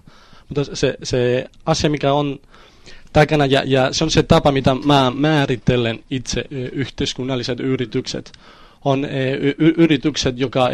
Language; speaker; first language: Finnish; non-native, fluent; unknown